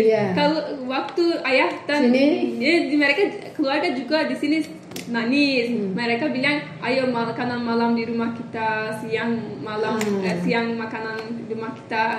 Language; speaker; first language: Indonesian; non-native, learner; Turkish